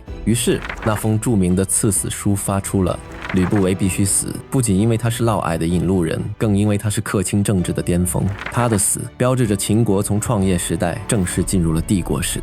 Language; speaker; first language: Chinese; native; Chinese